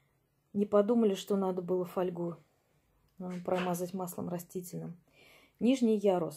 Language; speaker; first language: Russian; native; Russian